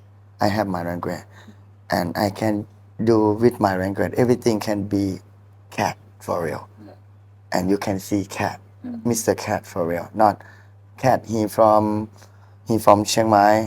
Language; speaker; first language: English; non-native, learner; Thai